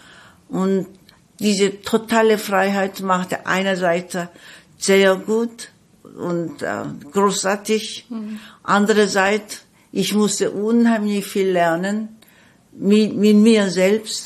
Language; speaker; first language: German; non-native, fluent; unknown